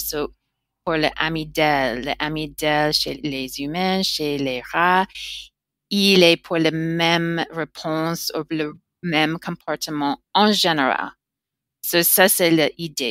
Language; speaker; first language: French; non-native, learner; English